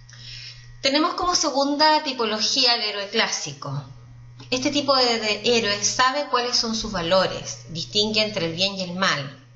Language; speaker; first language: Spanish; native; Spanish